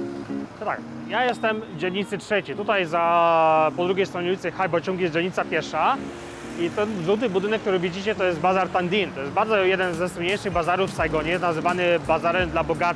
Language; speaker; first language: Polish; native; Polish